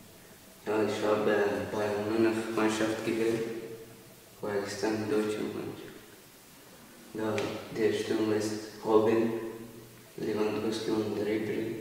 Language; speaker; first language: German; non-native, learner; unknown